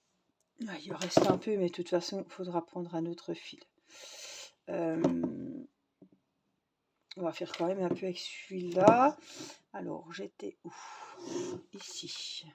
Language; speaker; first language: French; native; French